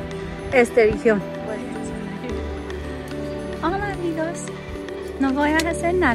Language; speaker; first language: Spanish; non-native, learner; English